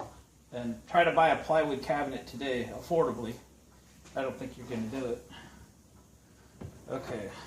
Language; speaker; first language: English; native; English